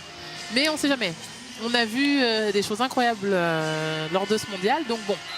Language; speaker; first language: French; native; French